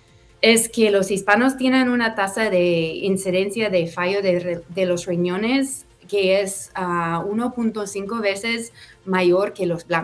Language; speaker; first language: Spanish; non-native, fluent; English